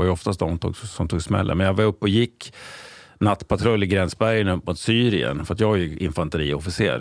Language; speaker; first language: Swedish; native; Swedish